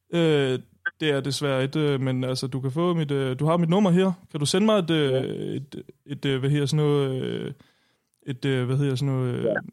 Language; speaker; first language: Danish; native; Danish